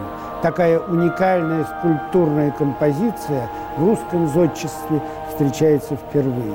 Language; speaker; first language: Russian; native; Russian